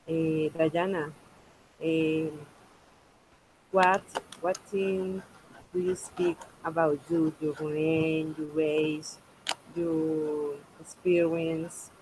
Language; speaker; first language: English; non-native, local second language; Spanish